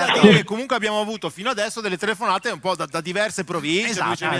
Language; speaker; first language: Italian; native; Italian